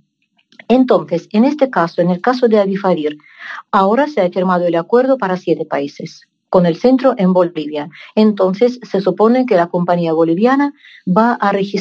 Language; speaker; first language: Spanish; non-native, fluent; Russian